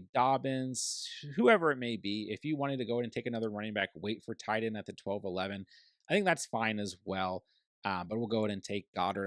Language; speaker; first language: English; native; English